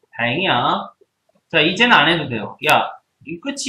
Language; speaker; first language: Korean; native; Korean